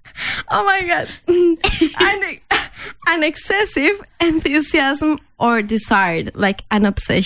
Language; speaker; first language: English; non-native, fluent; Spanish